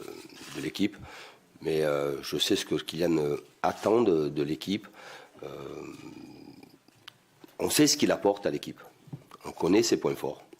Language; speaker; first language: French; native; French